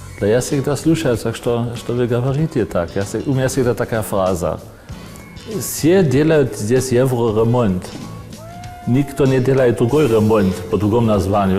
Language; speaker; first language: Russian; non-native, fluent; German